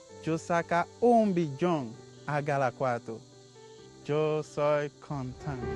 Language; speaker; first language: Spanish; non-native, learner; Haitian Creole